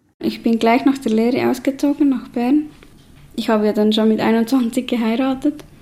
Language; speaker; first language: German; native; German